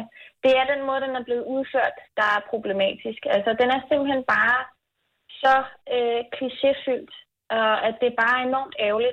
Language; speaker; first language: Danish; native; Danish